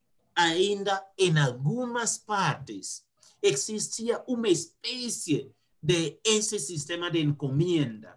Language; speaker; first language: Portuguese; non-native, fluent; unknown